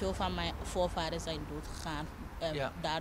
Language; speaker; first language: Dutch; non-native, fluent; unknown